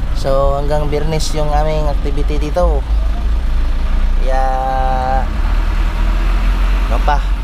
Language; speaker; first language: Filipino; non-native, local second language; Cebuano